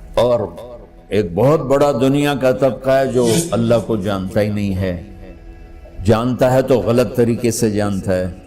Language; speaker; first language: Urdu; non-native, local second language; Punjabi